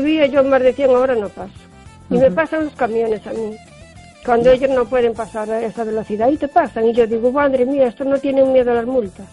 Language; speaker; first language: Spanish; native; Spanish